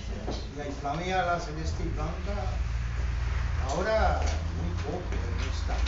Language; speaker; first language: Spanish; non-native, learner; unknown